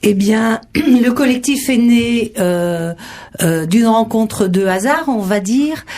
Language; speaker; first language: French; native; French